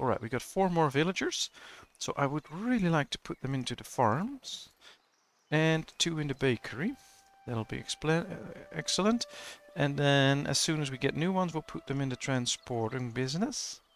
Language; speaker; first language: English; non-native, fluent; Dutch